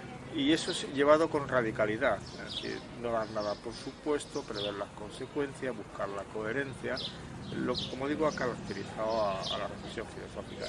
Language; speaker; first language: Spanish; native; Spanish